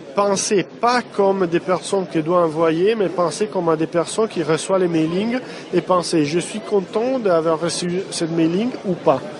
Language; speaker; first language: French; non-native, fluent; Italian